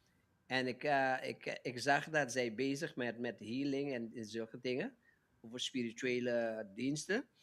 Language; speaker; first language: Dutch; non-native, local second language; Papiamento